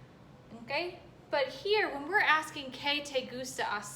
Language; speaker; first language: Spanish; non-native, fluent; English